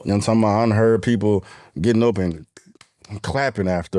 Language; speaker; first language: English; native; English